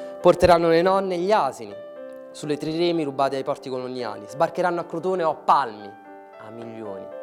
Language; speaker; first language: Italian; early bilingual, other home language; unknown